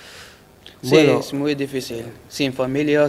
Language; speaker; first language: Spanish; non-native, learner; Arabic